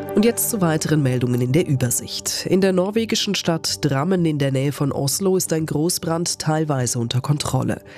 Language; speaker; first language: German; native; German